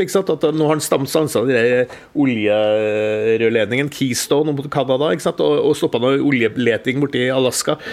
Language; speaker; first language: Norwegian; native; Norwegian